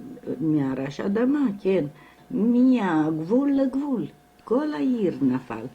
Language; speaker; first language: Hebrew; non-native, fluent; Romanian